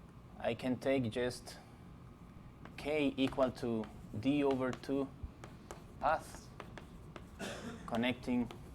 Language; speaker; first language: English; non-native, fluent; Spanish